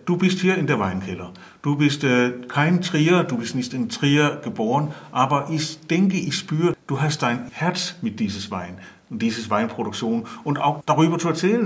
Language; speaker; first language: German; non-native, learner; Danish